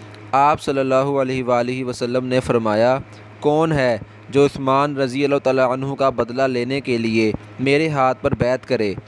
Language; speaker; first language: Urdu; native; Urdu